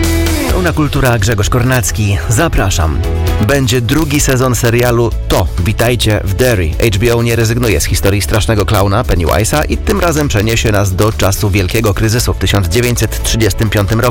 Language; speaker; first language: Polish; native; Polish